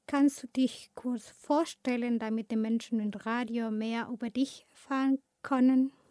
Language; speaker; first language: German; non-native, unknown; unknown